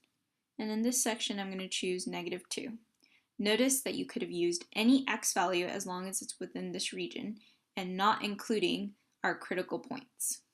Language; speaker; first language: English; native; English